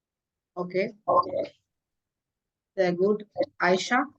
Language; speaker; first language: German; non-native, fluent; Hindi